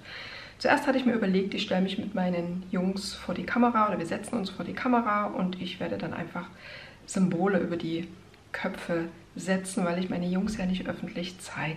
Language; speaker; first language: German; native; German